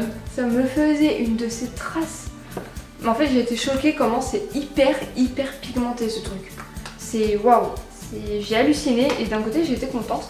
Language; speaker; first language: French; native; French